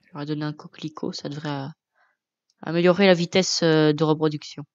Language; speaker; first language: French; native; French